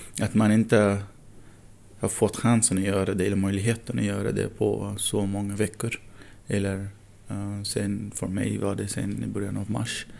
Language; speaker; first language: Swedish; non-native, fluent; Arabic